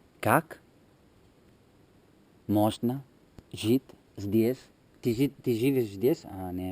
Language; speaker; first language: Russian; non-native, learner; Italian